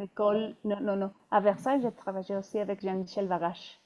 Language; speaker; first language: French; non-native, fluent; Spanish